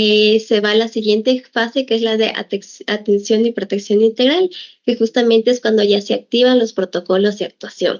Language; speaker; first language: Spanish; native; Spanish